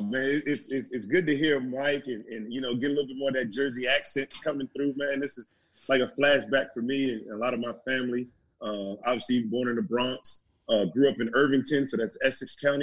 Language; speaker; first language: English; native; English